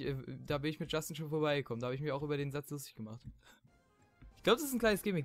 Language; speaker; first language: German; native; German